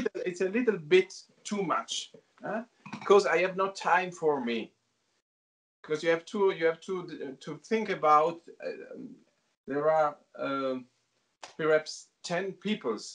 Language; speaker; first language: English; non-native, learner; Italian